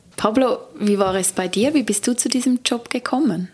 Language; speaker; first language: German; native; German